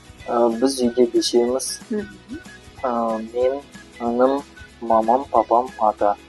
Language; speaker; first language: Kazakh; non-native, local second language; Russian